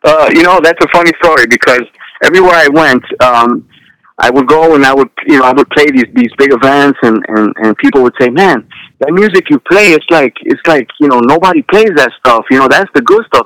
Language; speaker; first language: English; early bilingual, other home language; Spanish